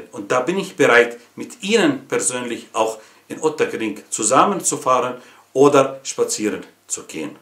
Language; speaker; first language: German; non-native, fluent; Arabic